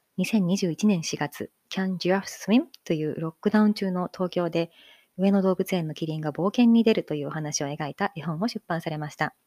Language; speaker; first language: Japanese; native; Japanese